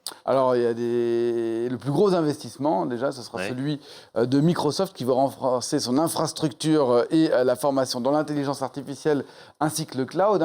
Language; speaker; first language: French; native; French